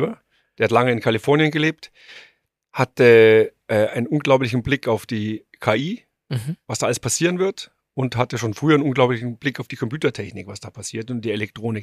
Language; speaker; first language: German; native; German